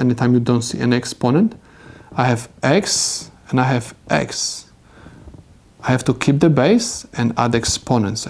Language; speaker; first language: English; non-native, fluent; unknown